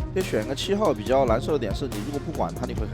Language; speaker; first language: Chinese; native; Chinese